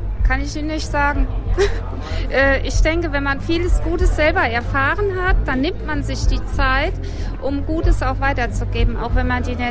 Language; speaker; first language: German; native; German